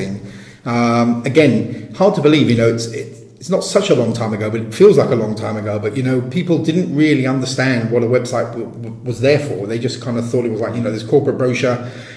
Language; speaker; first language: English; native; English